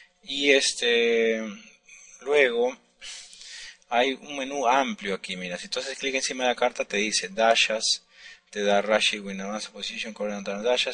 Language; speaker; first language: Spanish; native; Spanish